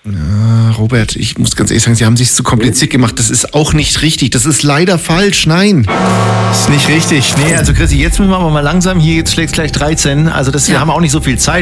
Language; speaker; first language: German; native; German